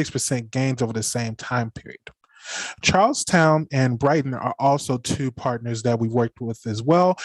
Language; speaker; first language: English; native; English